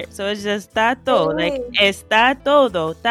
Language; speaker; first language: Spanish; non-native, fluent; English